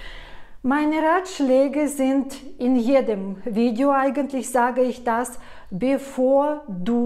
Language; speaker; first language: German; non-native, fluent; Russian